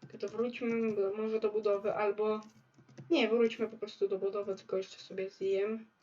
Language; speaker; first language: Polish; native; Polish